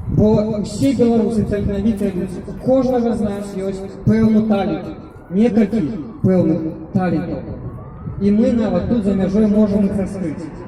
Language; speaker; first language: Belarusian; non-native, local second language; Russian